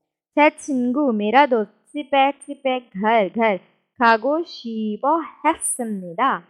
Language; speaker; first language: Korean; non-native, fluent; Urdu